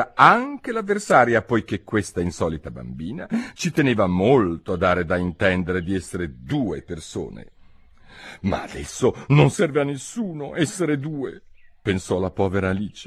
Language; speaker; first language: Italian; native; Italian